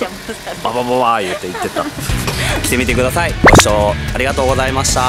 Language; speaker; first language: Japanese; native; Japanese